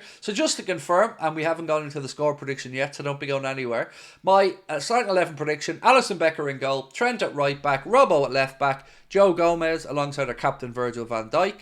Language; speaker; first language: English; native; English